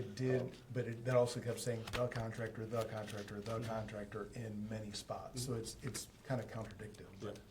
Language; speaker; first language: English; native; English